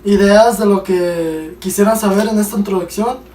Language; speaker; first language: Spanish; early bilingual, heritage; Spanish